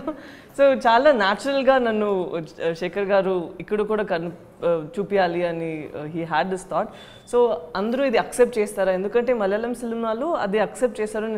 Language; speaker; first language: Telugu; non-native, learner; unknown